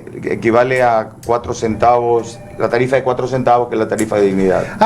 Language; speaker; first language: Spanish; native; Spanish